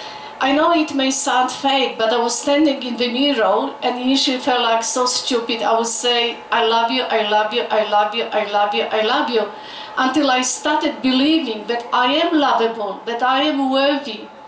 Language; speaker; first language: English; non-native, fluent; Polish